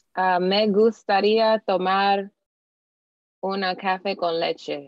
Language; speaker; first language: Spanish; non-native, learner; English